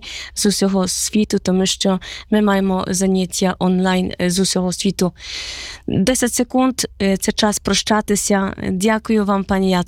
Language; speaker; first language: Polish; non-native, learner; Ukrainian